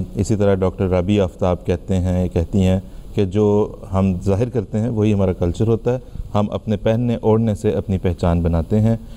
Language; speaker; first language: Urdu; native; Urdu